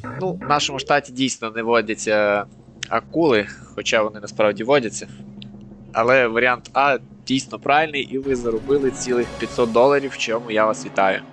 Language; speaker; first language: Ukrainian; native; Ukrainian